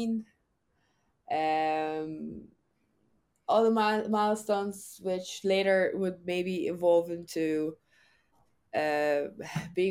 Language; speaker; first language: English; non-native, fluent; German